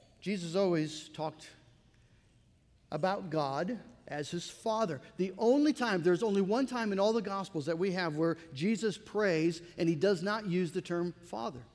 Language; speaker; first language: English; native; English